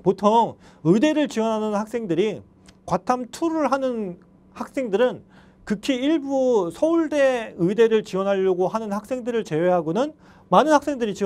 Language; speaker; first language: Korean; native; Korean